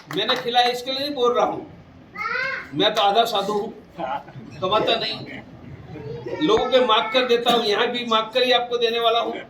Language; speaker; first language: Hindi; non-native, local second language; Gujarati